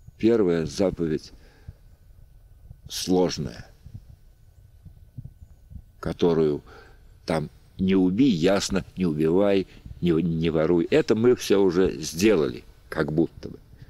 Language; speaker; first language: Russian; native; Russian